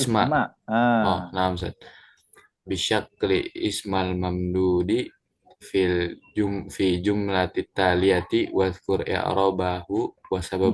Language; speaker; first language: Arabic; non-native, learner; Indonesian